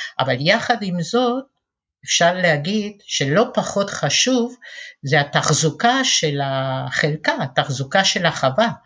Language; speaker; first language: Hebrew; non-native, fluent; Spanish